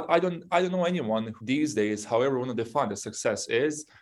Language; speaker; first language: English; non-native, fluent; Bosnian